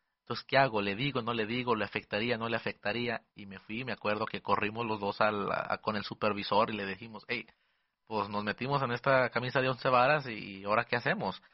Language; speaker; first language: Spanish; early bilingual, heritage; Spanish